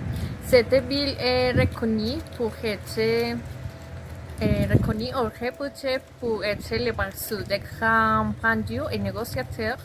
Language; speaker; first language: French; non-native, learner; Spanish